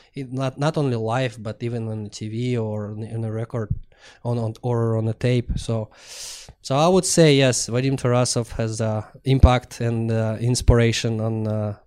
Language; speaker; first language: English; non-native, fluent; Russian